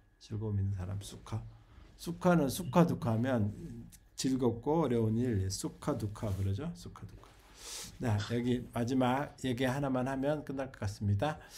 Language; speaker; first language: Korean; native; Korean